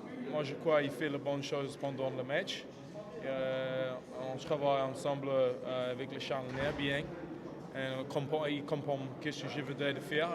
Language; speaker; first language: French; non-native, fluent; English